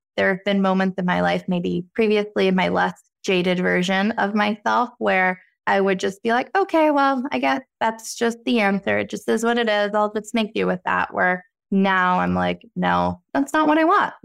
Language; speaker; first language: English; native; English